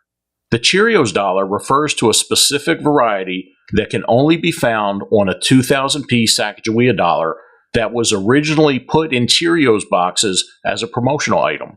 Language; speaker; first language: English; native; English